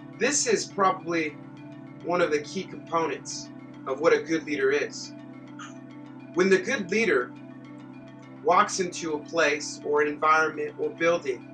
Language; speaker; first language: English; native; English